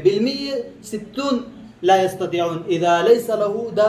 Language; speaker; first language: Arabic; non-native, learner; Pashto